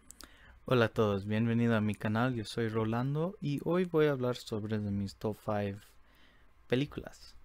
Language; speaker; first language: Spanish; early bilingual, heritage; Spanish